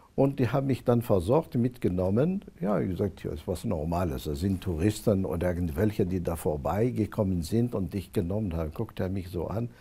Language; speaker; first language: German; non-native, fluent; Arabic